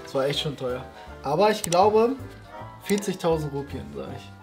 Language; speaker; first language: German; native; German